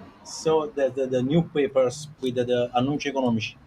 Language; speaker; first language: English; non-native, learner; Italian